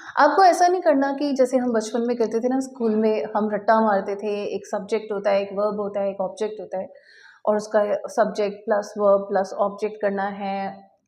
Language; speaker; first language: Hindi; native; Hindi